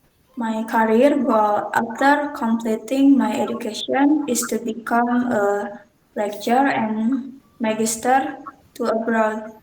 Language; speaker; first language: English; non-native, learner; Indonesian